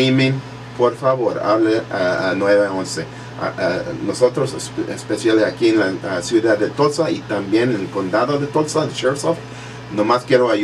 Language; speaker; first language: Spanish; early bilingual, heritage; English